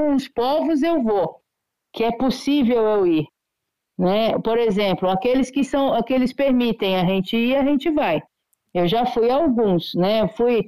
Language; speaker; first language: Spanish; non-native, learner; Portuguese